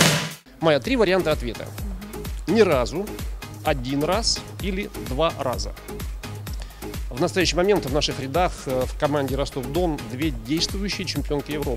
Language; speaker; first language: Russian; native; Russian